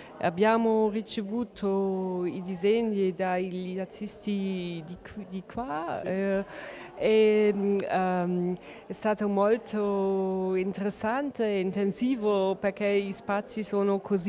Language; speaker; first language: Italian; non-native, learner; German